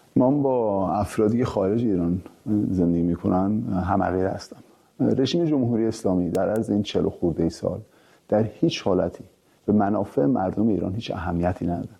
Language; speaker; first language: Persian; early bilingual, heritage; Persian